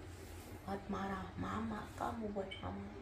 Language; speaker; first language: Indonesian; non-native, learner; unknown